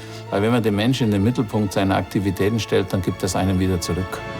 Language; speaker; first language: German; native; German